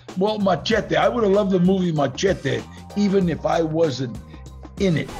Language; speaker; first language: English; native; English